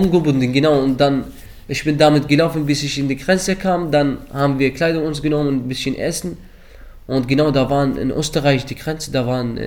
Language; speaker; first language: German; early bilingual, other home language; Arabic